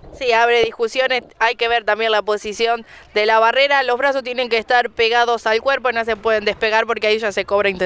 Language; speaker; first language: Spanish; native; Spanish